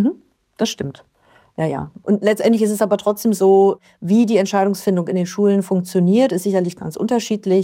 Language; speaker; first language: German; native; German